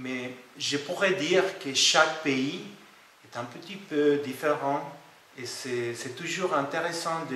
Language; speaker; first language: French; non-native, fluent; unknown